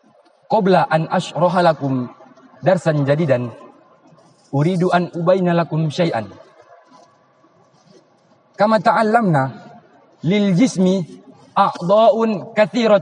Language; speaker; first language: Arabic; non-native, learner; Indonesian